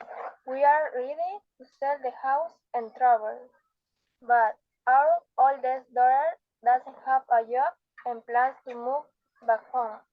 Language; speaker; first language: English; non-native, learner; Spanish